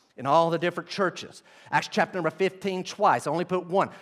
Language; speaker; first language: English; native; English